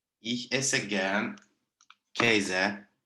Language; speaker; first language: German; non-native, learner; Turkish